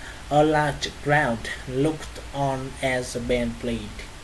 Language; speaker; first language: English; non-native, fluent; Vietnamese